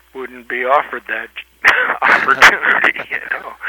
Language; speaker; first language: English; early bilingual, other home language; Spanish